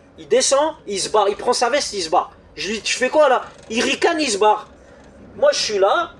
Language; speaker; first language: French; native; French